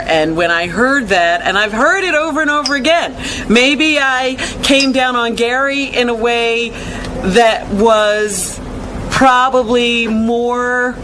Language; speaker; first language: English; native; English